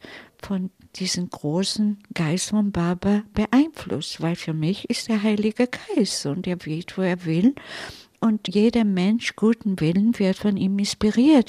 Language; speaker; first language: German; non-native, fluent; Italian